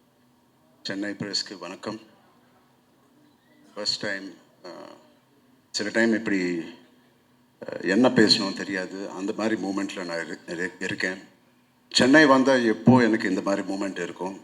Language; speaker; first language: Tamil; non-native, local second language; Telugu